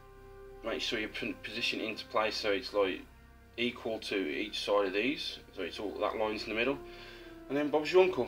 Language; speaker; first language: English; native; English